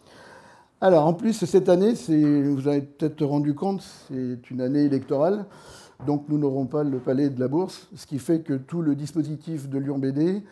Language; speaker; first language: French; native; French